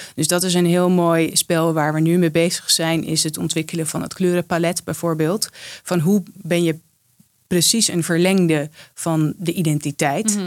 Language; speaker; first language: Dutch; native; Dutch